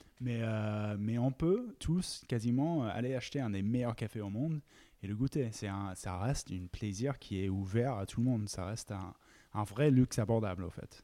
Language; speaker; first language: French; non-native, fluent; English